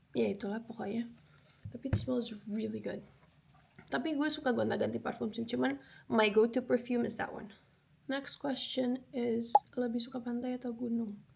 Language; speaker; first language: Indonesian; early bilingual, other home language; Spanish